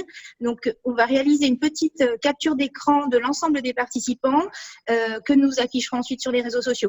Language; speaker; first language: French; native; French